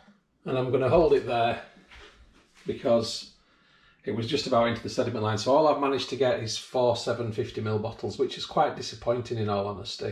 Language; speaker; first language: English; native; English